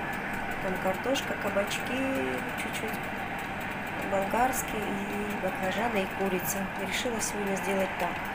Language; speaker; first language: Russian; native; Russian